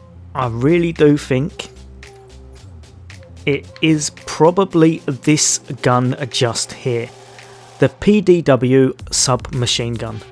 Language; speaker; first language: English; native; English